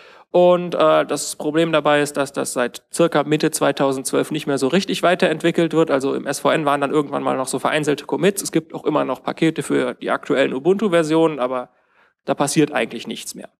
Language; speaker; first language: German; native; German